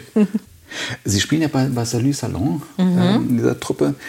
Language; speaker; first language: German; native; German